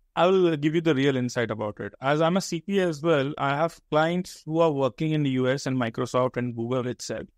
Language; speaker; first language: English; non-native, local second language; Hindi